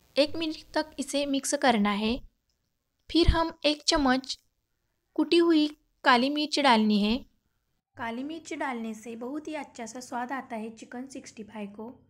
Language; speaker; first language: Hindi; non-native, local second language; Marathi